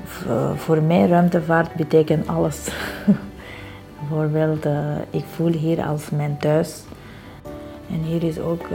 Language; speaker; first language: Dutch; non-native, learner; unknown